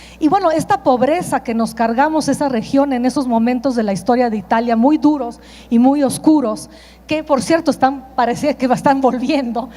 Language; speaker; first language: Spanish; non-native, fluent; Italian